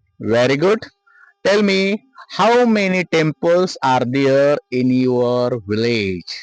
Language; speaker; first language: English; non-native, local second language; Marathi